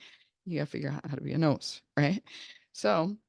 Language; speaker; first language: English; native; English